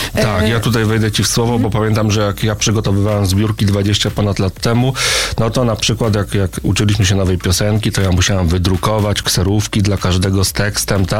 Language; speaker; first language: Polish; native; Polish